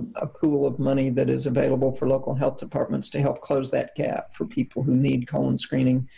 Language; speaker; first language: English; native; English